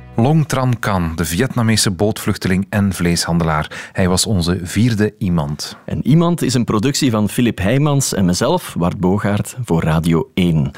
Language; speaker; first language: Dutch; native; Dutch